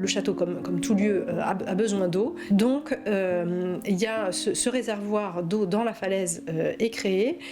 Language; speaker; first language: French; native; French